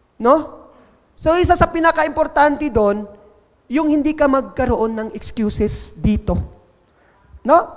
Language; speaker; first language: Filipino; non-native, local second language; Cebuano